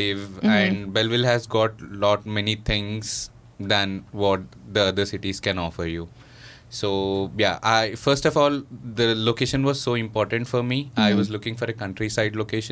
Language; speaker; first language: English; non-native, local second language; Telugu